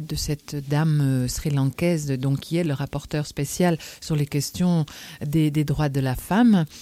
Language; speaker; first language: French; native; French